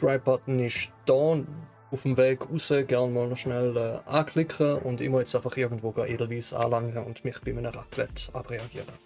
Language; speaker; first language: German; native; German